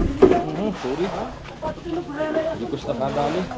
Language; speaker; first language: Filipino; native; Filipino